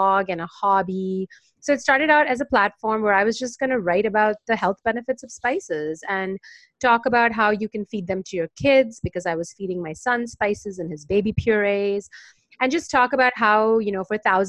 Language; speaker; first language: English; non-native, local second language; Hindi